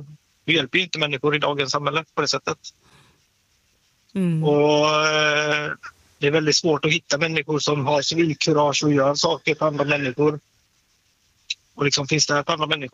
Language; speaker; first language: Swedish; native; Swedish